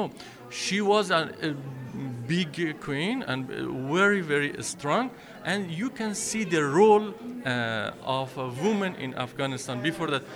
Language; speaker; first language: English; non-native, fluent; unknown